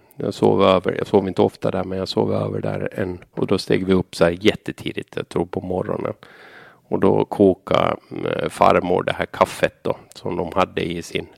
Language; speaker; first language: Swedish; native; Swedish